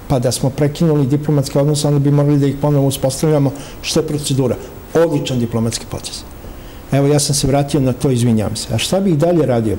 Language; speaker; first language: Serbian; native; Serbian